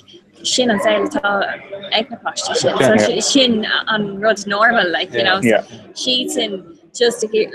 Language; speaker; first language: Irish; non-native, local second language; English